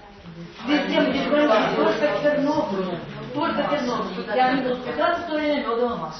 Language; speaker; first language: Russian; native; Russian